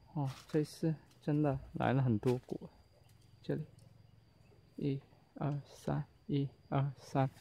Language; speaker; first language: Chinese; early bilingual, heritage; Chinese